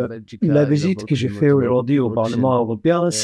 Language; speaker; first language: French; non-native, fluent; Arabic